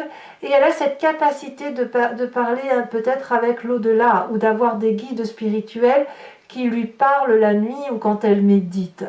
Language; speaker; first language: French; native; French